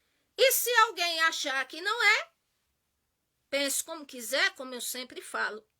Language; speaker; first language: Portuguese; native; Portuguese